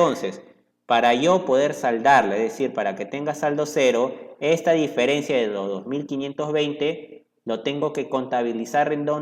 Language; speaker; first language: Spanish; native; Spanish